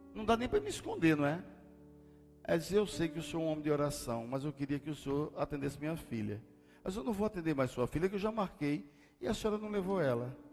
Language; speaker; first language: Portuguese; native; Portuguese